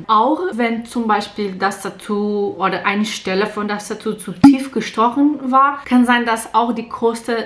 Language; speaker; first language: German; non-native, learner; Portuguese